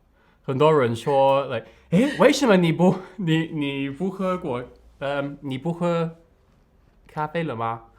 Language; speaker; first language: Chinese; non-native, learner; English